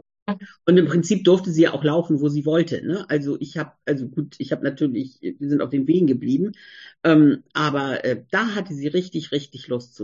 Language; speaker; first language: German; native; German